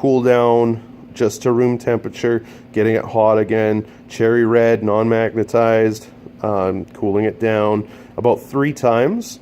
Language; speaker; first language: English; native; English